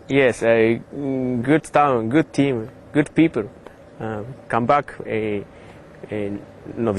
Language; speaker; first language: English; non-native, learner; Japanese